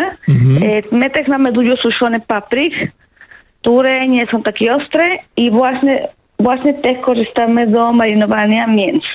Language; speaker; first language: Polish; non-native, fluent; Spanish